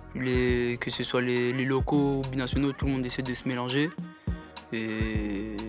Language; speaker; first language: French; native; French